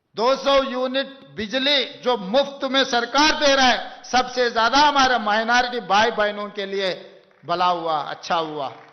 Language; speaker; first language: Hindi; non-native, local second language; Telugu